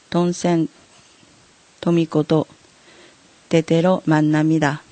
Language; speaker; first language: Korean; non-native, learner; Japanese